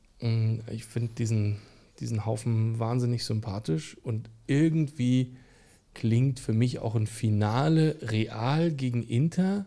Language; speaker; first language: German; native; German